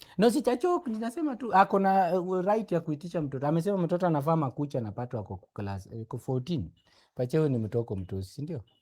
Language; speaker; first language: Swahili; native; Swahili